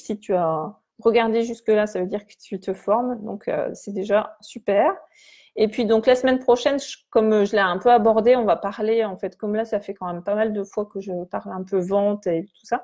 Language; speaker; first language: French; native; French